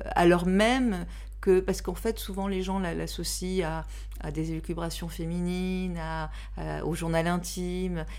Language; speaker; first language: French; native; French